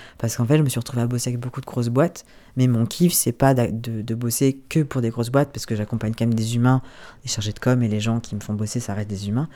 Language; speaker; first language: French; native; French